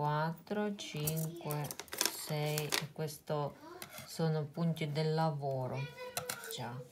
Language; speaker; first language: Italian; non-native, fluent; Russian